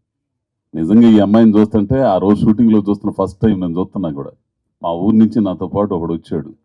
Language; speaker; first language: Telugu; native; Telugu